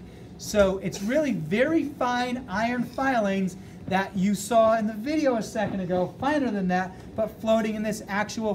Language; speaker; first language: English; native; English